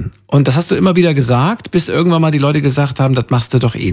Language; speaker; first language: German; native; German